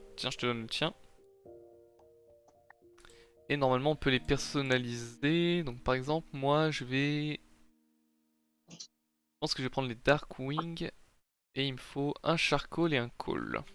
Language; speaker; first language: French; native; French